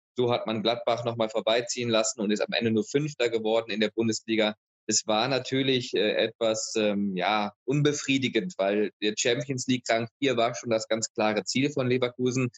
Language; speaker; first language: German; native; German